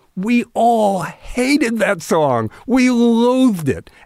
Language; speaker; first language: English; native; English